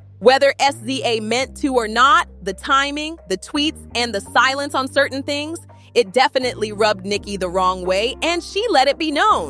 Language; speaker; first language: English; native; English